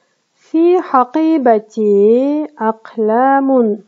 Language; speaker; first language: Arabic; non-native, fluent; Kyrgyz